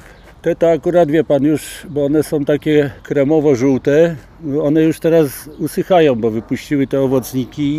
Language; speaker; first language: Polish; native; Polish